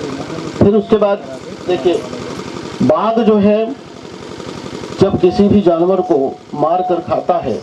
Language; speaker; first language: Hindi; native; Hindi